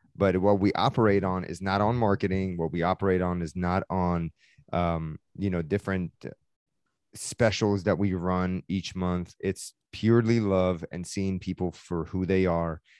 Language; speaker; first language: English; early bilingual, other home language; Persian